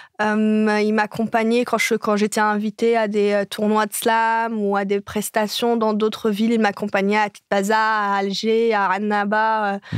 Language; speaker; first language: French; non-native, local second language; Arabic